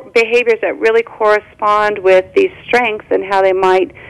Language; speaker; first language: English; native; English